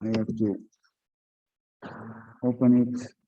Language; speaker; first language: English; non-native, learner; Portuguese